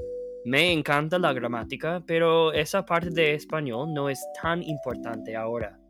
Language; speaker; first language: Spanish; non-native, fluent; English